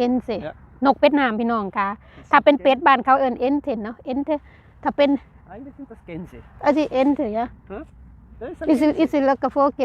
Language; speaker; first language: Thai; non-native, local second language; Lao